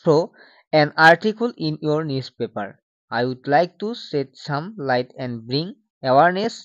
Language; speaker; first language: English; non-native, local second language; Assamese